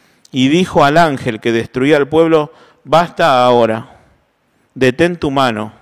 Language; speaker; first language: Spanish; native; Spanish